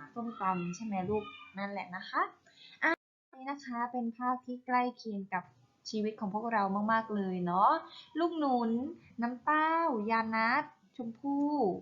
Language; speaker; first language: Thai; native; Thai